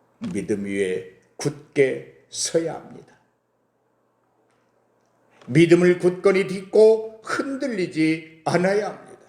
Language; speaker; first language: Korean; native; Korean